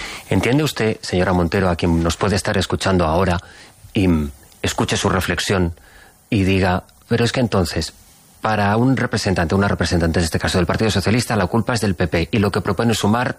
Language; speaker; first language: Spanish; native; Spanish